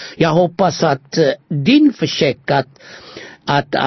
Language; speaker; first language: Swedish; non-native, fluent; Amharic